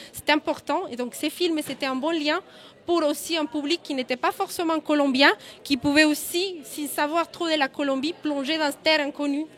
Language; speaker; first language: French; non-native, fluent; Spanish